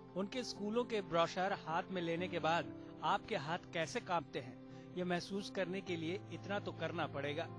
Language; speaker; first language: Hindi; native; Hindi